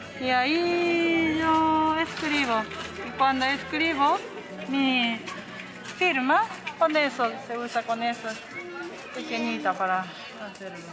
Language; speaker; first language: Spanish; non-native, learner; Japanese